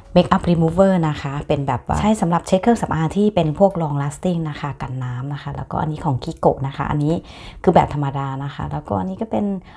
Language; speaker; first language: Thai; native; Thai